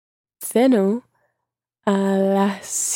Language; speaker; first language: Spanish; non-native, learner; English